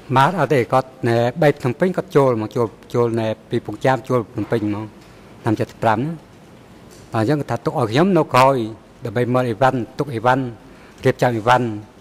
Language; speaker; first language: Khmer; non-native, local second language; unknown